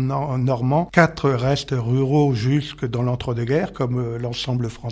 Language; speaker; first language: French; native; French